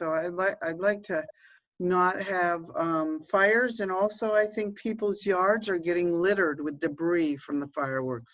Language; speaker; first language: English; native; English